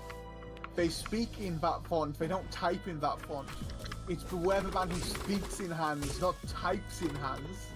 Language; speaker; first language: English; native; English